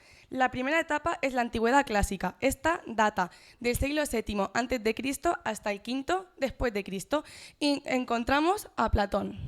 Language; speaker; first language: Spanish; native; Spanish